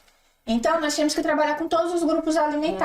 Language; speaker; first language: Portuguese; native; Portuguese